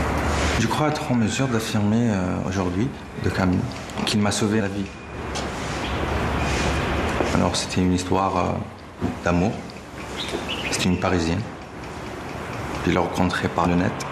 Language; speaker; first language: French; non-native, fluent; Portuguese